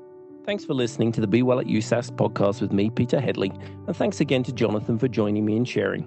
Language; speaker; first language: English; native; English